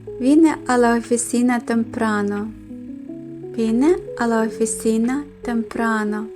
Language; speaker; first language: Spanish; non-native, fluent; Ukrainian